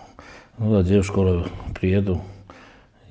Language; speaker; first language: Russian; non-native, fluent; Georgian